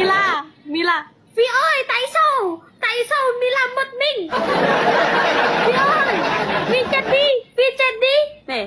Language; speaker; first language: Vietnamese; non-native, learner; Indonesian